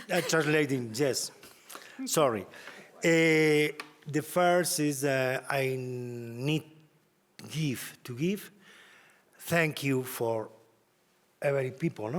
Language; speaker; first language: English; non-native, learner; Spanish